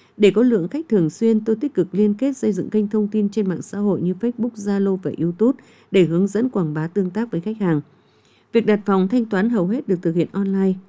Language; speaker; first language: Vietnamese; native; Vietnamese